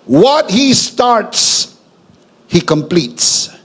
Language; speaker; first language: English; non-native, local second language; Filipino